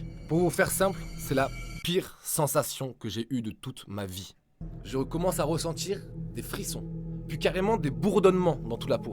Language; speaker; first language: French; native; French